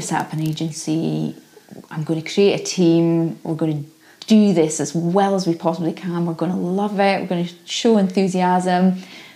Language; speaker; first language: English; native; English